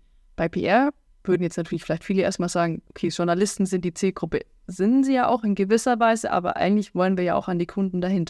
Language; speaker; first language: German; native; German